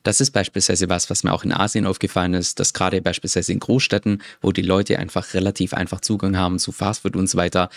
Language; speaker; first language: German; native; German